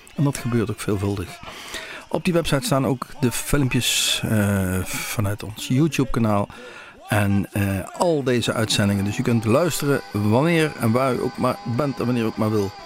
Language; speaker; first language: Dutch; native; Dutch